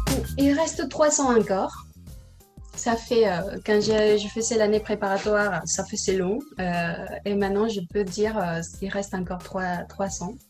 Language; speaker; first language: French; non-native, learner; Spanish